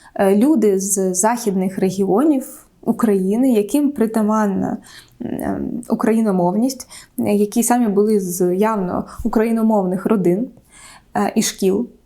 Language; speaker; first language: Ukrainian; non-native, local second language; Russian